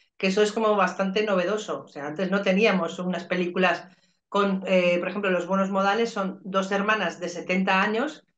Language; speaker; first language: Spanish; native; Spanish